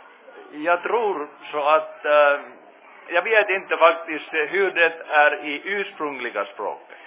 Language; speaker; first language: Swedish; non-native, fluent; Finnish